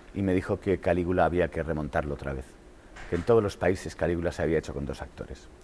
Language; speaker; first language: Spanish; native; Spanish